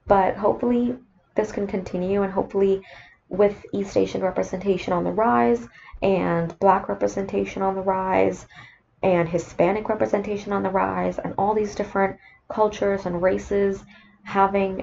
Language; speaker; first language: English; non-native, local second language; Sinhala